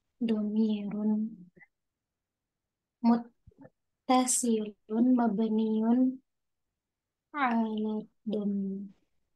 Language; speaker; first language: Arabic; non-native, learner; Indonesian